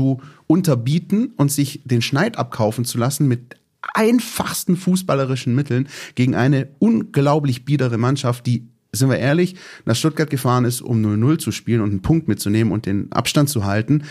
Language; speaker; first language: German; native; German